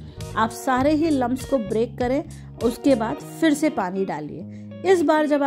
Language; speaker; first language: Hindi; native; Hindi